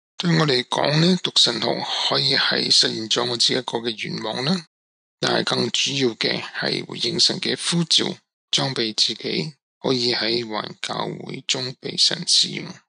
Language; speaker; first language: Cantonese; non-native, local second language; Min Nan Chinese